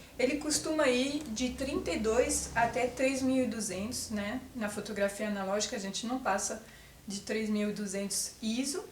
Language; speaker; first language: Portuguese; non-native, fluent; French